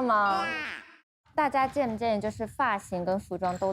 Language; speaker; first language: Chinese; native; Chinese